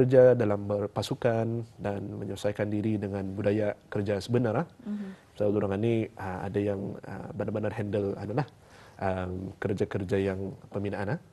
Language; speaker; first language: Malay; native; Malay